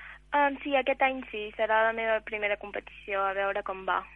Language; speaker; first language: Catalan; early bilingual, heritage; Catalan